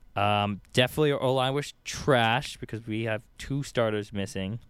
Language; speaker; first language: English; native; English